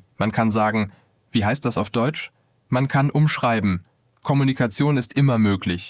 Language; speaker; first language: German; non-native, fluent; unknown